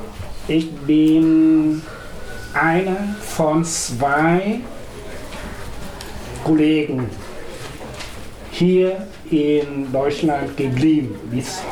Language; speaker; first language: German; non-native, learner; Vietnamese